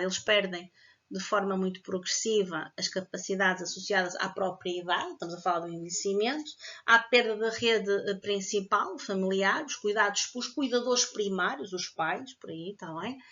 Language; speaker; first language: Portuguese; native; Portuguese